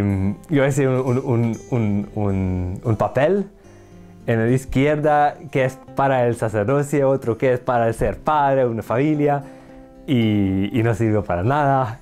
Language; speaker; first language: Spanish; non-native, learner; Hungarian